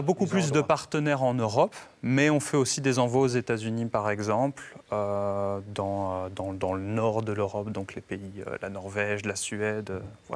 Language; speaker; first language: French; native; French